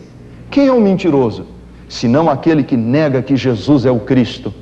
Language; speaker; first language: Portuguese; native; Portuguese